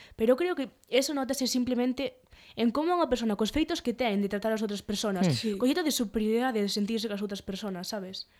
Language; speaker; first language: Galician; non-native, local second language; Spanish